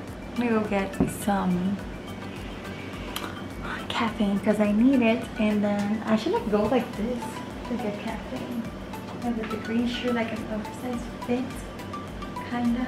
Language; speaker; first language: English; early bilingual, other home language; Spanish